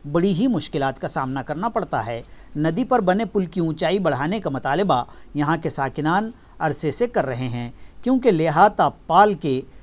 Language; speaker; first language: Urdu; native; Urdu